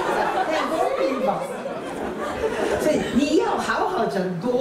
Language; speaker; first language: Chinese; non-native, learner; Japanese